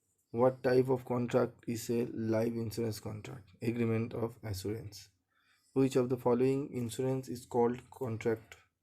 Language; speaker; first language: English; non-native, local second language; Bangla